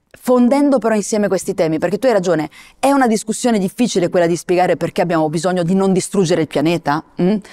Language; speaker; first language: Italian; native; Italian